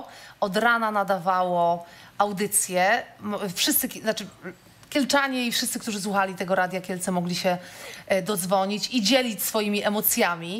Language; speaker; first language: Polish; native; Polish